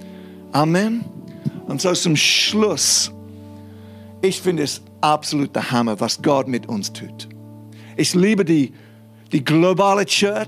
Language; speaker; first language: German; non-native, fluent; English